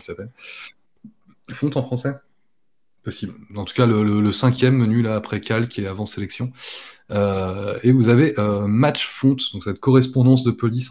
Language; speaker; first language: French; native; French